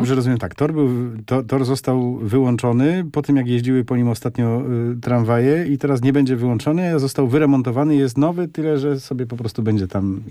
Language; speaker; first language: Polish; native; Polish